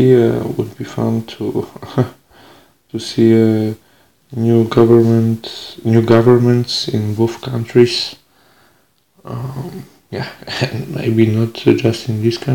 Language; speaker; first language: English; non-native, fluent; Polish